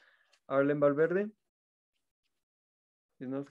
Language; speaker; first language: English; non-native, learner; Spanish